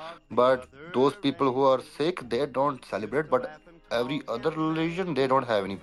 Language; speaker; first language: English; non-native, local second language; Punjabi